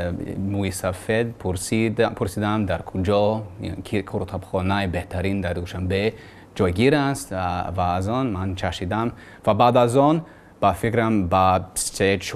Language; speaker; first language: Persian; non-native, learner; English